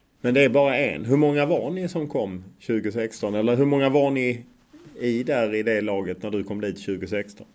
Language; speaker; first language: Swedish; native; Swedish